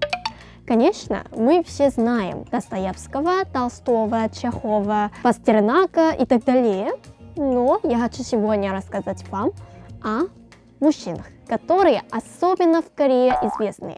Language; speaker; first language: Russian; non-native, fluent; Korean